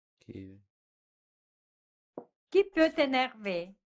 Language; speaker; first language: French; non-native, fluent; Russian